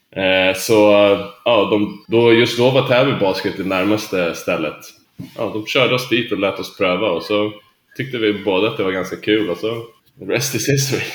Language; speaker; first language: Swedish; native; Swedish